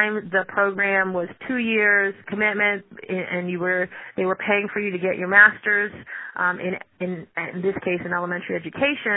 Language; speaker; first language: English; native; English